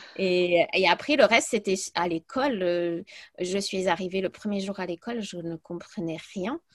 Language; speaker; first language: French; early bilingual, other home language; English